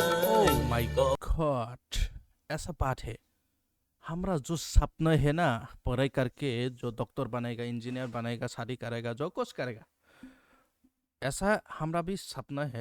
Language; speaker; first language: Hindi; non-native, local second language; Kok Borok